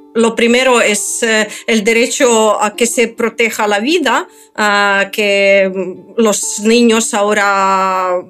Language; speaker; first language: Spanish; non-native, fluent; Ukrainian